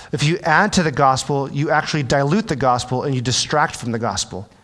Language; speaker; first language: English; early bilingual, other home language; Chinese